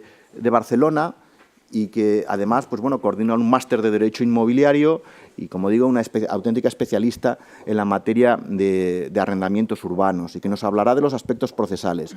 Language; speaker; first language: Spanish; native; Spanish